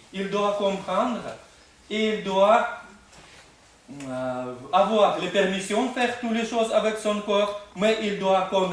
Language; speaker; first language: French; non-native, fluent; Russian